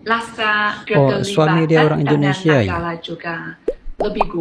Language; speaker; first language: Indonesian; non-native, fluent; Chinese